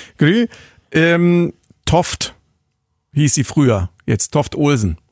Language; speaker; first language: German; native; German